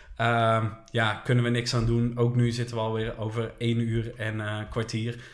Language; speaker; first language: Dutch; native; Dutch